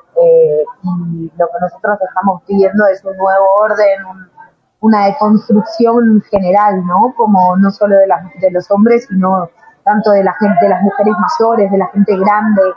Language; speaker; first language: Spanish; native; Spanish